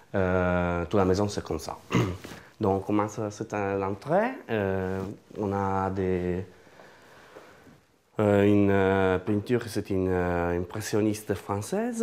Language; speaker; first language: French; non-native, learner; Italian